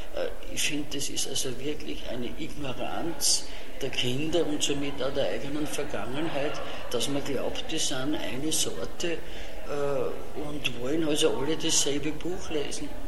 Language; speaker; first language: German; non-native, local second language; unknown